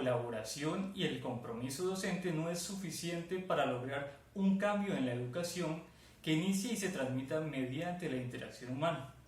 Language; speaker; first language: Spanish; native; Spanish